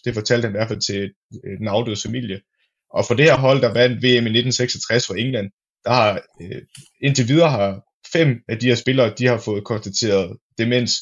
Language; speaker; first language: Danish; native; Danish